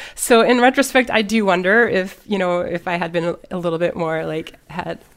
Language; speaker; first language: English; early bilingual, other home language; German